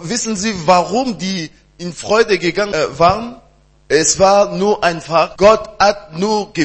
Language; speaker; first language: German; non-native, learner; French